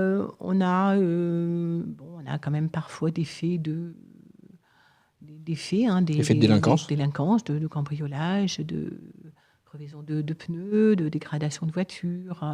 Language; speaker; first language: French; native; French